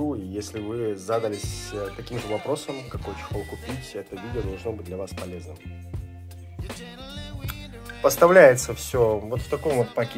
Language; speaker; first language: Russian; native; Russian